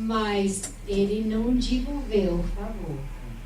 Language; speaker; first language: Portuguese; non-native, fluent; English